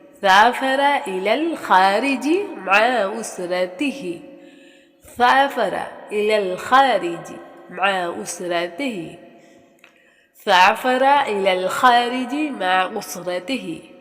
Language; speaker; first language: Arabic; non-native, fluent; Urdu